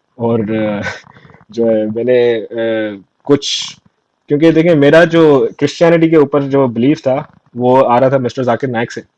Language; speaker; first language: Urdu; non-native, local second language; Sindhi